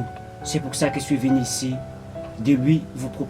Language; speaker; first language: French; non-native, local second language; Malagasy